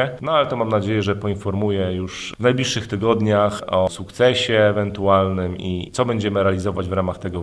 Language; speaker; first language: Polish; native; Polish